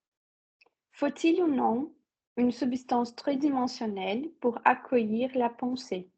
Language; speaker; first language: French; non-native, fluent; Portuguese